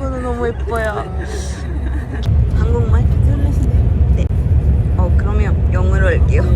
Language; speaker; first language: Korean; non-native, learner; Malayalam